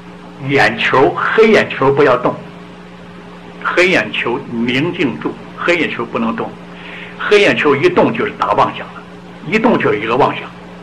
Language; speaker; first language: Chinese; native; Chinese